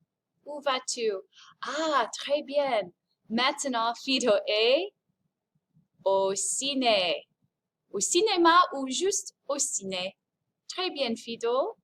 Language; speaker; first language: French; non-native, fluent; English